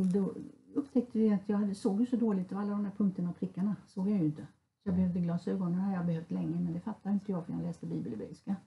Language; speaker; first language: Swedish; native; Swedish